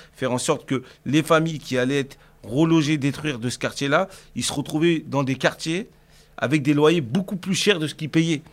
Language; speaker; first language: French; native; French